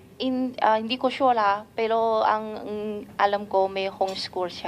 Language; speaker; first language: Filipino; non-native, learner; Chinese